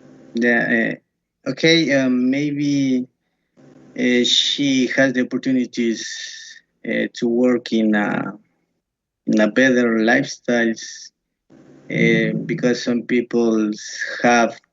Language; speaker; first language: English; non-native, learner; Spanish